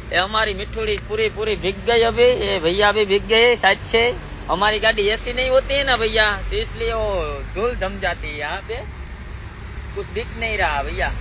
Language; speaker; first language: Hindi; non-native, local second language; Gujarati